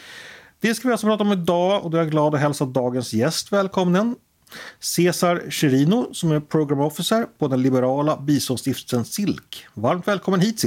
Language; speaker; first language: Swedish; native; Swedish